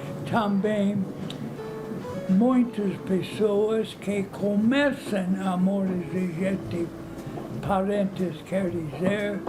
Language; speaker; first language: Portuguese; non-native, fluent; English